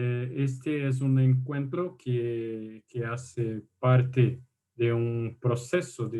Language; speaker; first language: Spanish; non-native, fluent; Portuguese